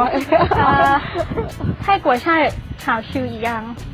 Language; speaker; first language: Chinese; non-native, learner; Thai